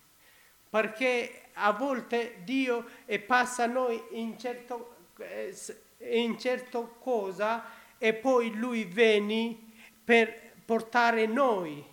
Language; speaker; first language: Italian; non-native, learner; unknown